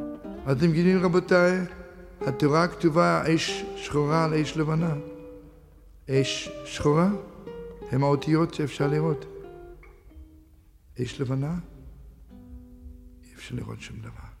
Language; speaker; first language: Hebrew; non-native, fluent; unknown